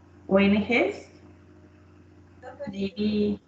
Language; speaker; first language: English; non-native, learner; Spanish